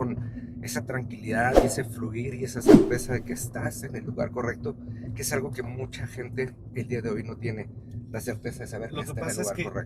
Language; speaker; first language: Spanish; native; Spanish